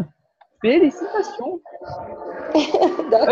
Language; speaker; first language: French; non-native, learner; Portuguese